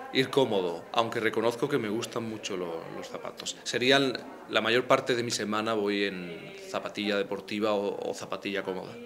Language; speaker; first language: Spanish; native; Spanish